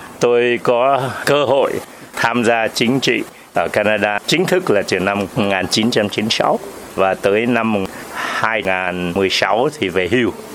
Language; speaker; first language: Vietnamese; native; Vietnamese